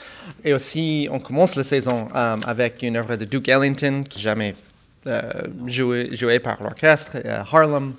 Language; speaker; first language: French; non-native, fluent; English